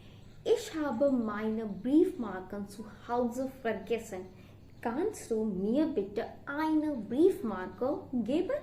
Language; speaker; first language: German; non-native, fluent; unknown